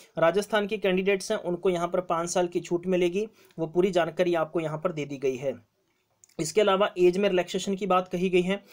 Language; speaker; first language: Hindi; non-native, local second language; Punjabi